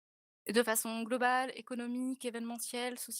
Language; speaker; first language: French; native; French